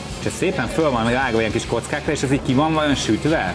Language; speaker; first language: Hungarian; native; Hungarian